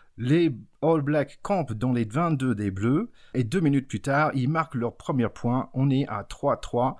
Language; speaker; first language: French; non-native, fluent; English